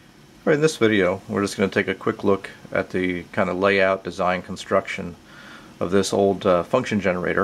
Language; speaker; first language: English; native; English